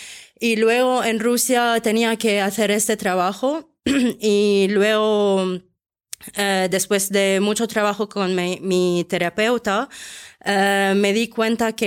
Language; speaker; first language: Spanish; non-native, fluent; Arabic